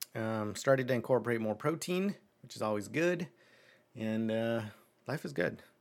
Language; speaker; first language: English; early bilingual, other home language; Spanish